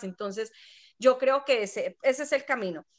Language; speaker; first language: Spanish; native; Spanish